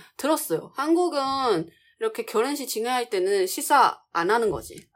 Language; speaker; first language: Korean; non-native, fluent; Chinese